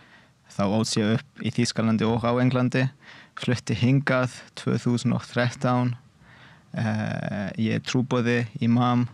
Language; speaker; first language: Icelandic; non-native, fluent; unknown